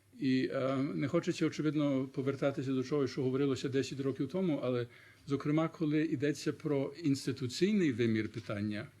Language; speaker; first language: Ukrainian; early bilingual, heritage; Ukrainian